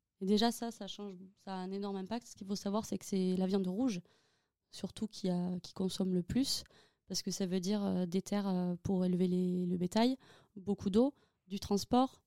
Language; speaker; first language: French; native; French